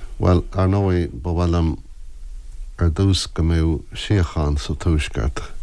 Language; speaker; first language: Irish; non-native, local second language; English